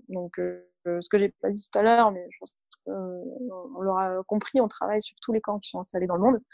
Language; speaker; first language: French; early bilingual, other home language; Arabic